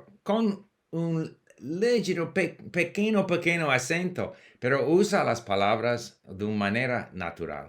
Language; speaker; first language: Portuguese; non-native, learner; English